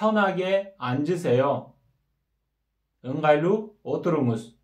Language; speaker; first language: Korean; non-native, fluent; Kyrgyz